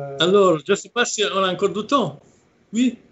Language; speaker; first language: French; non-native, fluent; Italian